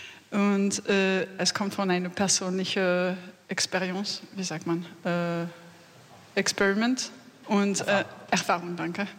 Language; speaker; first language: German; non-native, learner; French